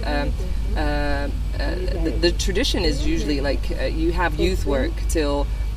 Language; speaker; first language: English; non-native, fluent; Dutch